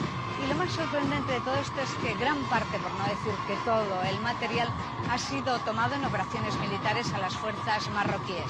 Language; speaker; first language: Spanish; native; Spanish